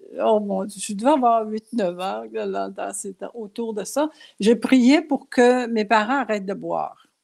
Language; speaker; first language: French; non-native, local second language; Cree